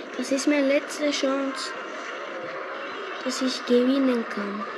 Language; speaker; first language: German; non-native, local second language; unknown